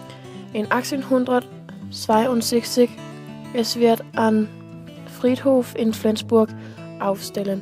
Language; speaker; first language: German; non-native, learner; Danish